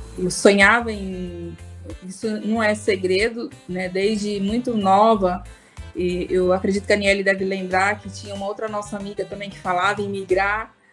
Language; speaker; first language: Portuguese; native; Portuguese